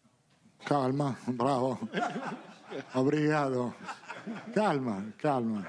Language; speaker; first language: Portuguese; non-native, learner; Italian